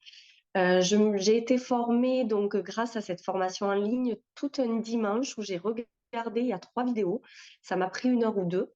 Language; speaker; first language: French; native; French